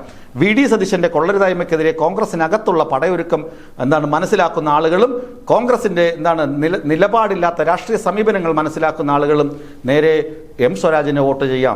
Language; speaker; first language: Malayalam; native; Malayalam